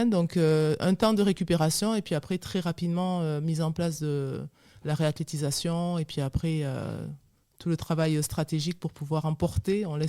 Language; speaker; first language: French; native; French